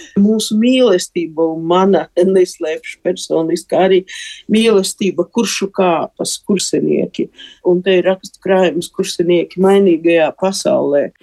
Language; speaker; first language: Latvian; native; Latvian